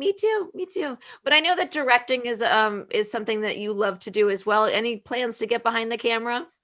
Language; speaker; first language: English; native; English